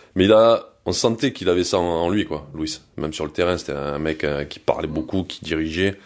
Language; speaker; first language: French; native; French